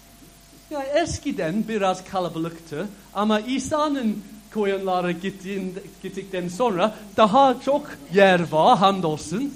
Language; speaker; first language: Turkish; non-native, fluent; English